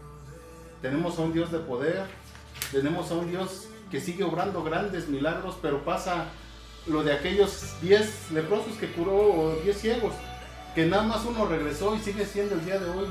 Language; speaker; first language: Spanish; native; Spanish